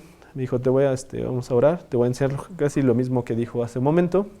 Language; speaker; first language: Spanish; native; Spanish